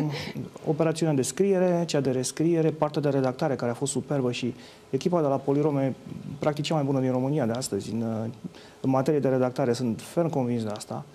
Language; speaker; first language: Romanian; native; Romanian